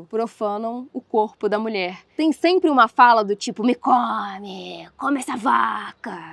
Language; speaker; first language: Portuguese; native; Portuguese